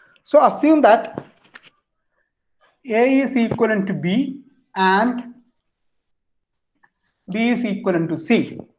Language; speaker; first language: English; non-native, local second language; Malayalam